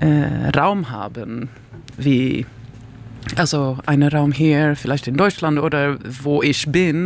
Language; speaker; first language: German; non-native, learner; Swedish